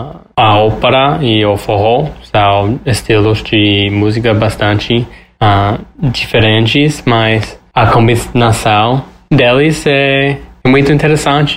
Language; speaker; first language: Portuguese; non-native, learner; English